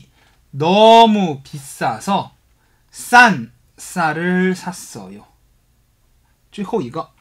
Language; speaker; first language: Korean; non-native, fluent; Chinese